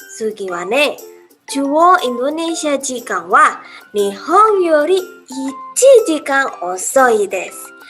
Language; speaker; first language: Japanese; non-native, learner; Indonesian